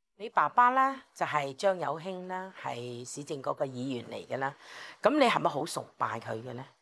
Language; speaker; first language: Cantonese; native; Cantonese